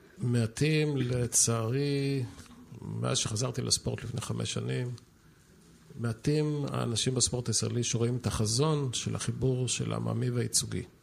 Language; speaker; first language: Hebrew; native; Hebrew